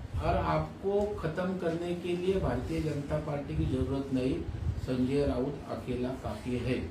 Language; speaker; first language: Hindi; non-native, local second language; Marathi